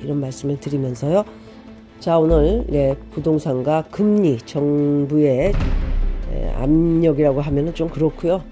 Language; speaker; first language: Korean; native; Korean